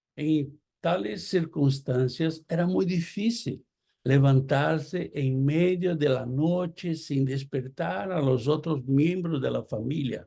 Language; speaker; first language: Spanish; non-native, fluent; Portuguese